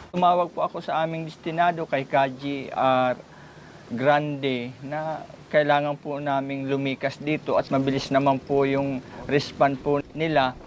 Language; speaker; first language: Filipino; non-native, local second language; Iloko